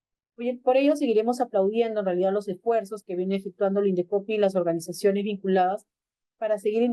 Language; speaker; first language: Spanish; native; Spanish